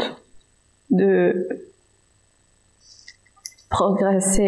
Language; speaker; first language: French; non-native, fluent; Spanish